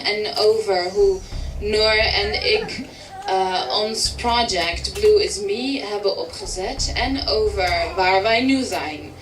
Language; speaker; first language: Dutch; early bilingual, heritage; English